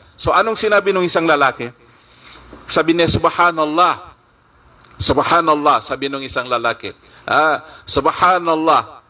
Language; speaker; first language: Filipino; non-native, local second language; Maguindanaon